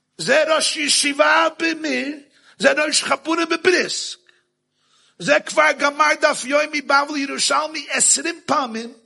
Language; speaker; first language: Hebrew; non-native, fluent; English